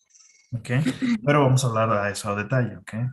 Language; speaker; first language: Spanish; non-native, fluent; English